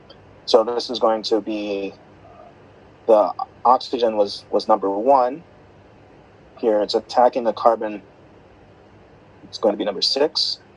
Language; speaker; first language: English; native; English